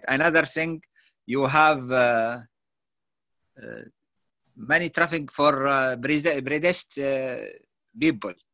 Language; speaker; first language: English; non-native, learner; Arabic